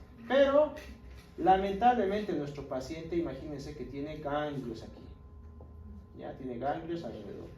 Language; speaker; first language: Spanish; native; Spanish